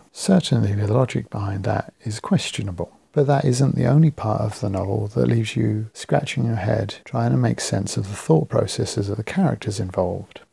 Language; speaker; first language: English; native; English